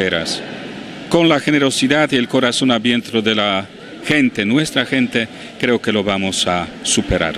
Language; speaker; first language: Spanish; non-native, fluent; Polish